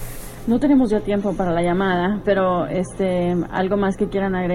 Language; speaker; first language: Spanish; native; Spanish